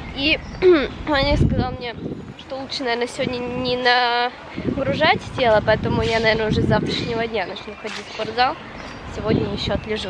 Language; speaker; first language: Russian; native; Russian